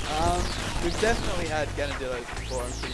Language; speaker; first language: English; native; English